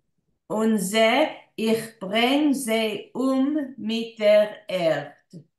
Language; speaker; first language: German; non-native, learner; English